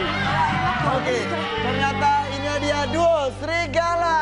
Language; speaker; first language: Indonesian; native; Indonesian